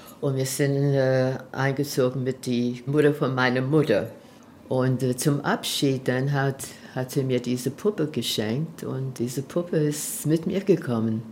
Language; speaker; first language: German; early bilingual, heritage; German